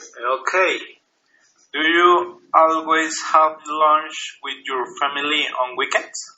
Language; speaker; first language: English; non-native, learner; Spanish